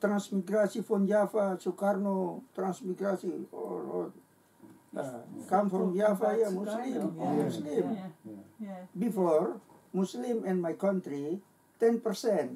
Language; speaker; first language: English; non-native, learner; Indonesian